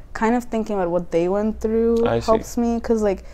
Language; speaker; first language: English; native; English